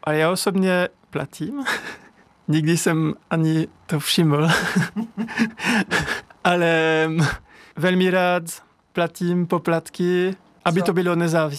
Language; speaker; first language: Czech; non-native, fluent; French